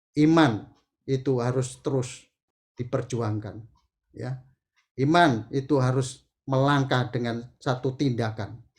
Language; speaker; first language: Indonesian; native; Indonesian